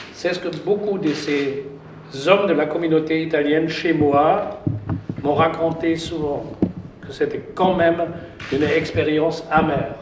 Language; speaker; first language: French; non-native, fluent; German